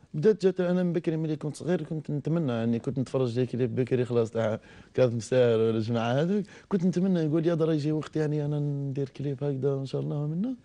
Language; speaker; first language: Arabic; native; Arabic